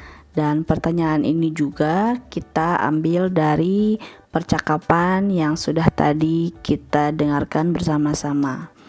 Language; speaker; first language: Indonesian; native; Indonesian